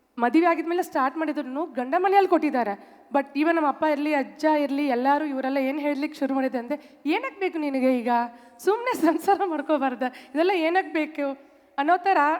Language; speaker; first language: Kannada; non-native, local second language; Tamil